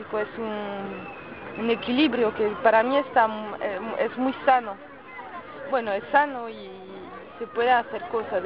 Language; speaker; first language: Spanish; non-native, fluent; French